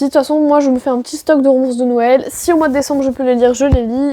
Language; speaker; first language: French; native; French